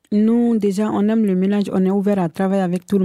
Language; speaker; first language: French; non-native, local second language; Bambara